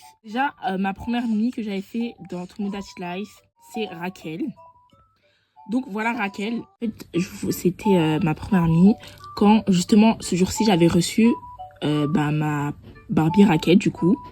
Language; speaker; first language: French; native; French